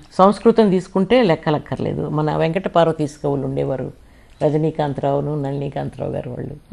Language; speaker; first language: Telugu; non-native, local second language; English